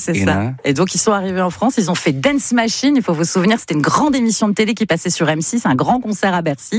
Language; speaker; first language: French; native; French